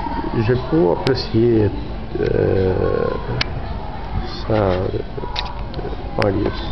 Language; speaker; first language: French; non-native, learner; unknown